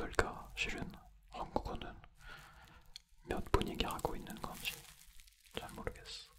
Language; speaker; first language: Korean; non-native, fluent; French